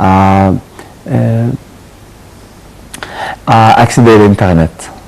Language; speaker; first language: French; non-native, learner; Arabic